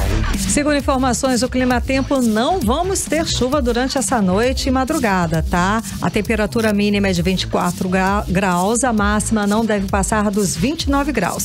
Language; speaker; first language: Portuguese; native; Portuguese